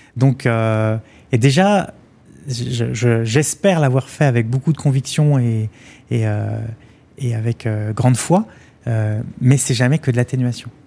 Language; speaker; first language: French; native; French